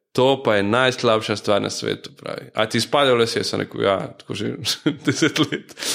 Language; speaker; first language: Slovenian; early bilingual, other home language; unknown